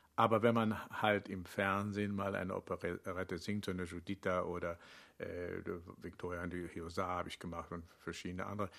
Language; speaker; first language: German; native; German